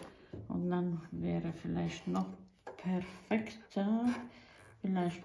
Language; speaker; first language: German; non-native, fluent; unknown